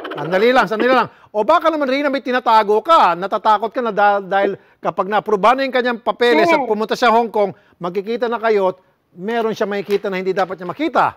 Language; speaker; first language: Filipino; native; Filipino